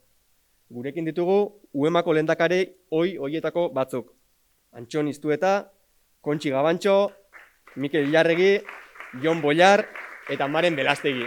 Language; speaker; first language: Basque; native; Basque